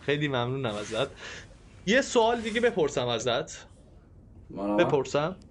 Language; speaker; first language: Persian; native; Persian